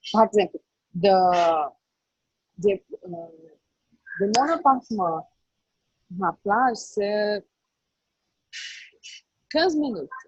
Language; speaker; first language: French; non-native, learner; Portuguese